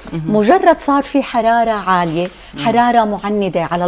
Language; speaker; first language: Arabic; native; Arabic